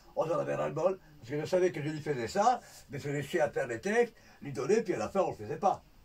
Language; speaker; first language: French; non-native, fluent; Italian